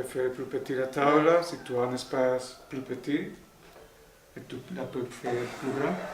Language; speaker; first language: French; non-native, fluent; Spanish